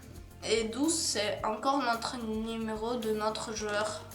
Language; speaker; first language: French; non-native, learner; Ukrainian